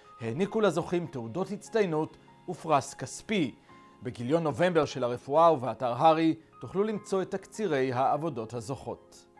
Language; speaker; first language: Hebrew; native; Hebrew